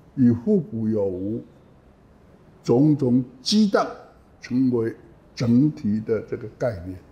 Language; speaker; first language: Chinese; native; Chinese